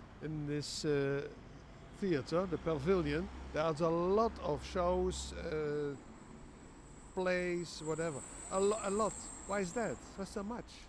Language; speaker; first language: English; non-native, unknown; Dutch